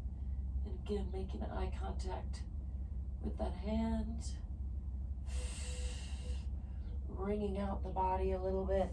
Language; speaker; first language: English; native; English